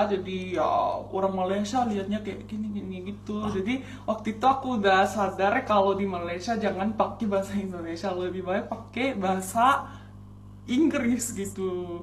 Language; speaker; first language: Indonesian; non-native, fluent; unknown